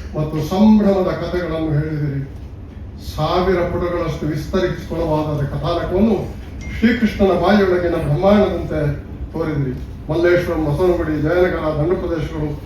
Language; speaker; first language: Kannada; non-native, local second language; Tulu